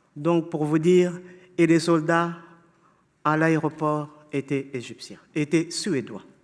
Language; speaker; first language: French; non-native, fluent; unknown